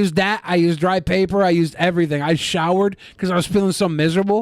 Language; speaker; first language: English; native; English